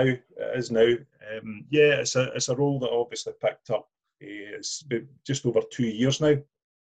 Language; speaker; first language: English; native; English